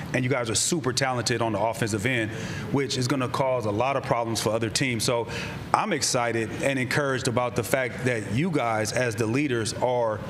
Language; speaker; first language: English; native; English